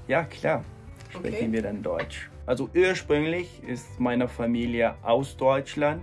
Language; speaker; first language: German; non-native, fluent; English